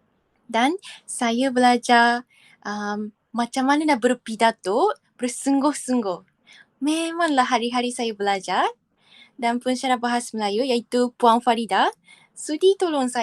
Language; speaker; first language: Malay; non-native, fluent; Japanese